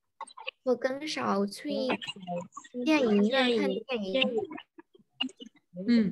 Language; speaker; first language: Chinese; non-native, learner; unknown